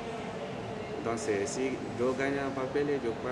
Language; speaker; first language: Spanish; non-native, learner; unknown